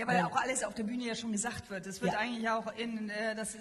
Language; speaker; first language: German; native; German